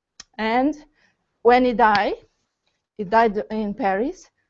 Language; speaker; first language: English; non-native, learner; Portuguese